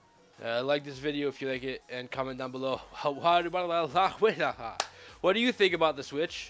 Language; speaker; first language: English; native; English